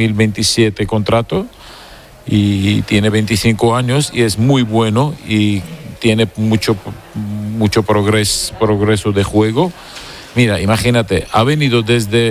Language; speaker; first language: Spanish; non-native, learner; Georgian